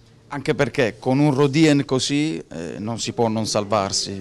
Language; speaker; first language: Italian; native; Italian